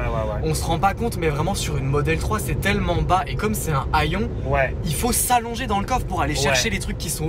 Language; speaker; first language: French; native; French